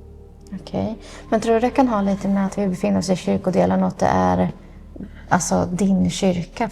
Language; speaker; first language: Swedish; native; Swedish